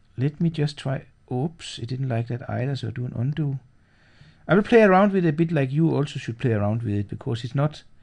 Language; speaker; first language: English; non-native, fluent; Danish